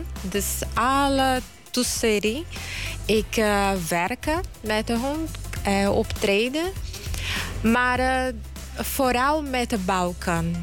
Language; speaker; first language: Dutch; non-native, fluent; Portuguese